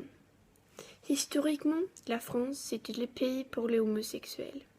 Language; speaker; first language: French; non-native, learner; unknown